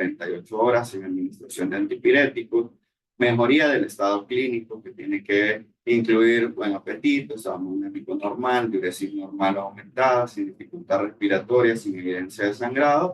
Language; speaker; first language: Spanish; native; Spanish